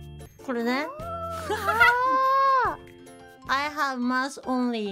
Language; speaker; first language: English; non-native, learner; Japanese